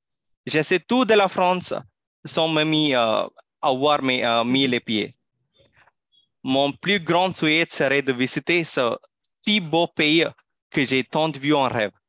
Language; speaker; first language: French; non-native, fluent; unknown